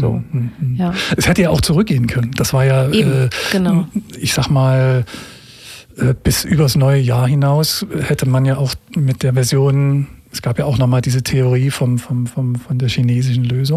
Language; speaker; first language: German; native; German